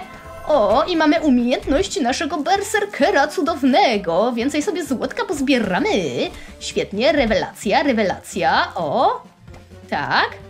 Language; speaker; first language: Polish; native; Polish